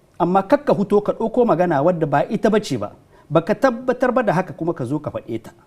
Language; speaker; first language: Hausa; non-native, local second language; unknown